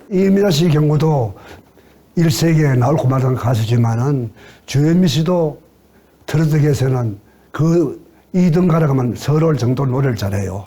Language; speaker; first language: Korean; native; Korean